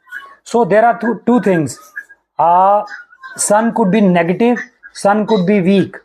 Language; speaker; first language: English; non-native, local second language; Hindi